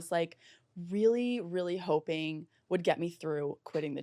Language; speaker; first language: English; native; English